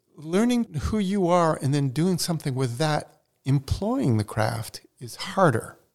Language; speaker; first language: English; early bilingual, other home language; Portuguese